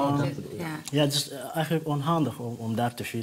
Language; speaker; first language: Dutch; non-native, fluent; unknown